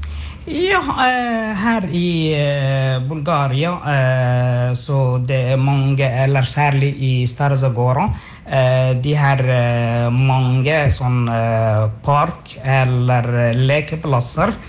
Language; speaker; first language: Norwegian; non-native, fluent; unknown